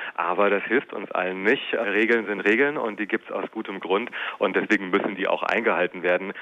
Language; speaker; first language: German; native; German